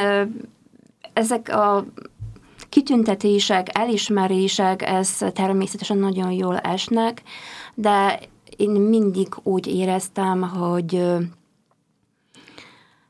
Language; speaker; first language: Hungarian; non-native, fluent; Polish